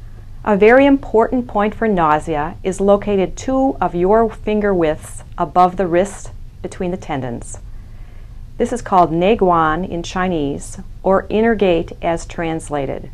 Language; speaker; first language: English; native; English